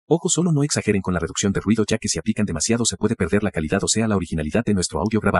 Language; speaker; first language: Spanish; native; Spanish